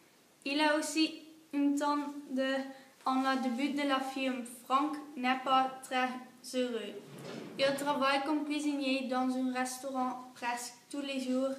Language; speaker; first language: French; non-native, learner; Dutch